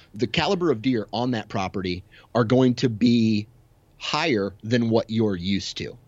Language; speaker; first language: English; native; English